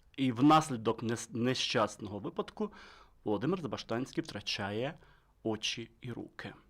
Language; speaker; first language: Ukrainian; native; Ukrainian